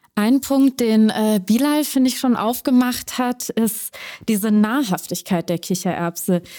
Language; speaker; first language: German; native; German